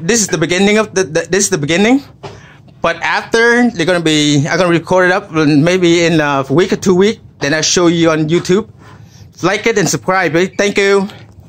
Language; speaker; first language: English; non-native, learner; Vietnamese